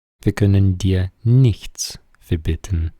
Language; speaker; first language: German; non-native, fluent; Ukrainian